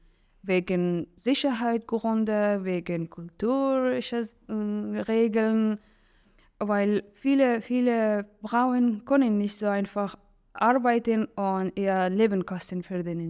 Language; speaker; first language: German; non-native, learner; Persian